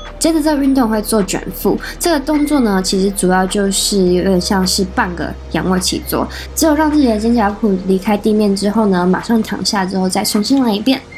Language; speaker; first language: Chinese; native; Chinese